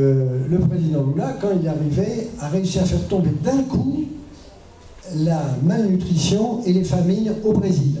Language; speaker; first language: French; native; French